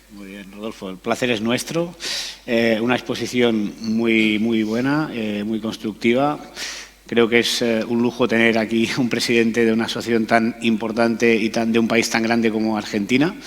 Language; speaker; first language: Spanish; native; Spanish